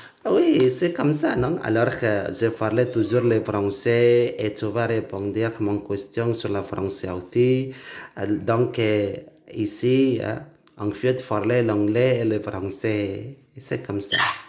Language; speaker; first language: French; non-native, learner; Indonesian